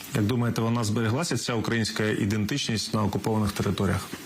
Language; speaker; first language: Ukrainian; native; Ukrainian